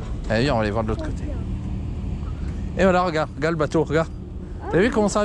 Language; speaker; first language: French; native; French